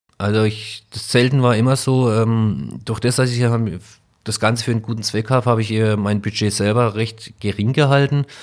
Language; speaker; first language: German; native; German